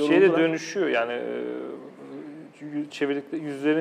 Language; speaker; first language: Turkish; native; Turkish